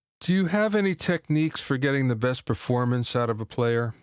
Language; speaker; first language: English; native; English